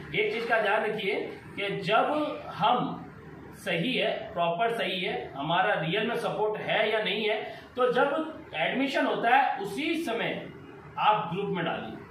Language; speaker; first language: Hindi; native; Hindi